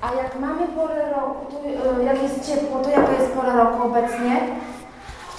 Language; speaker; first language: Polish; native; Polish